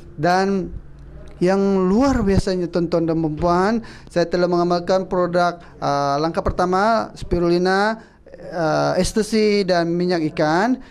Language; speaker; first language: Malay; native; Malay